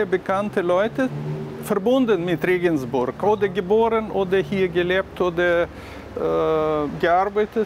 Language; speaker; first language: German; non-native, learner; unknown